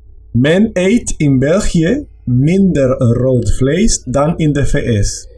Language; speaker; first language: Dutch; non-native, learner; Spanish